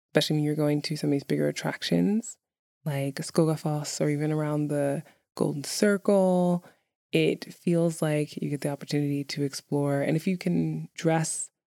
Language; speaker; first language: English; native; English